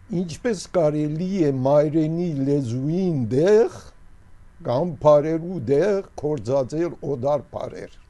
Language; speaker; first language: Armenian; early bilingual, heritage; Armenian